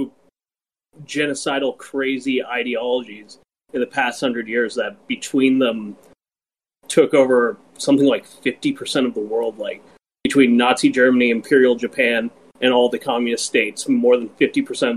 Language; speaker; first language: English; native; English